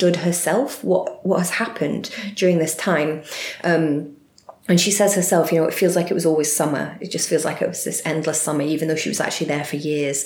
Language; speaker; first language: English; native; English